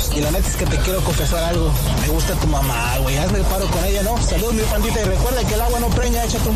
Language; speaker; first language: Spanish; native; Spanish